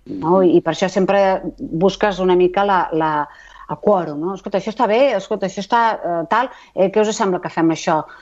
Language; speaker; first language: Catalan; native; Catalan